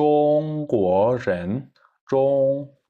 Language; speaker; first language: Chinese; non-native, fluent; Kyrgyz